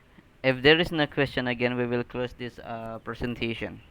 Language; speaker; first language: English; non-native, learner; Indonesian